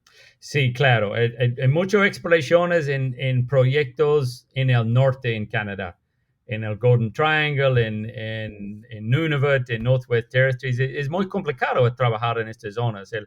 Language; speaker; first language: Spanish; non-native, fluent; English